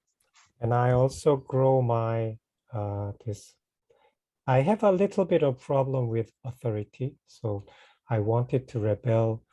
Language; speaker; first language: English; non-native, fluent; Korean